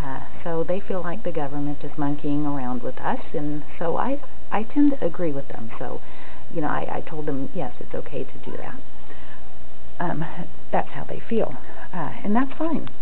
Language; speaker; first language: English; native; English